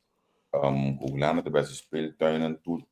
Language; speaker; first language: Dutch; non-native, local second language; Papiamento